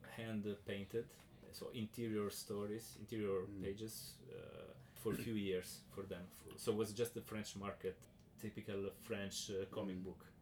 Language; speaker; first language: English; non-native, learner; Italian